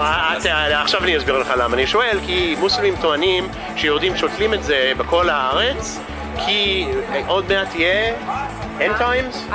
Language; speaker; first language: Hebrew; non-native, fluent; English